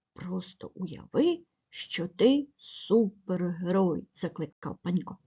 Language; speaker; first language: Ukrainian; native; Ukrainian